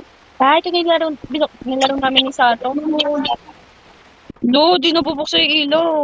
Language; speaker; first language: Filipino; native; Filipino